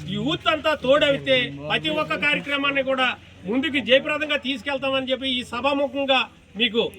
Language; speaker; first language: Telugu; native; Telugu